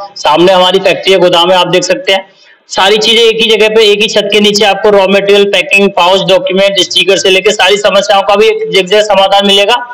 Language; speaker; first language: Hindi; native; Hindi